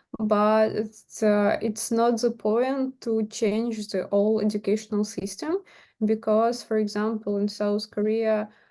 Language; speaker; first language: English; non-native, learner; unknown